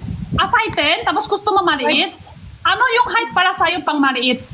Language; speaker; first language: Filipino; non-native, learner; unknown